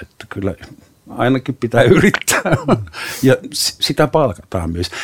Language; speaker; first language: Finnish; non-native, fluent; German